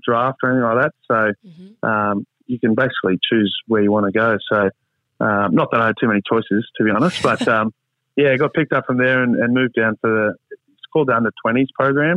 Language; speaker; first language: English; native; English